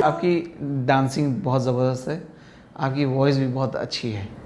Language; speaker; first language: Hindi; native; Hindi